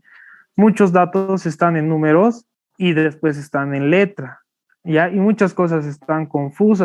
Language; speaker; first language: Spanish; native; Spanish